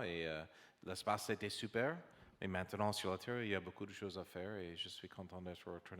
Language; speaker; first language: French; non-native, learner; English